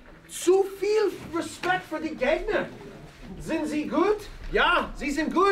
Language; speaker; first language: German; non-native, learner; English